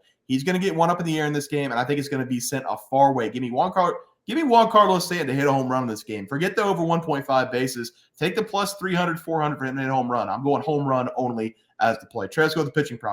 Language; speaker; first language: English; native; English